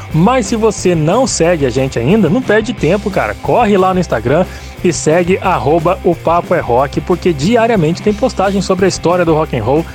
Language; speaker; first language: Portuguese; native; Portuguese